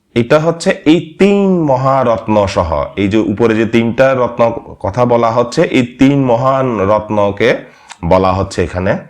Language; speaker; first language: Bangla; non-native, local second language; Marma